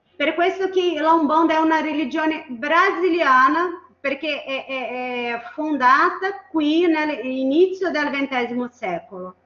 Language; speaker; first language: Italian; non-native, fluent; Portuguese